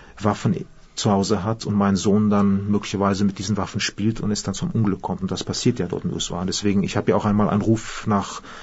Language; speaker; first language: German; non-native, fluent; English